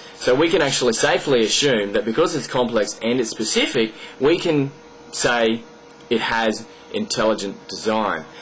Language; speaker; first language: English; native; English